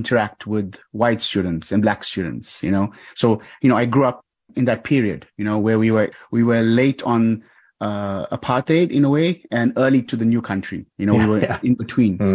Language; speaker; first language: English; native; English